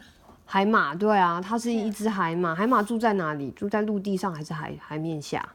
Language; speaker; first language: Chinese; native; Chinese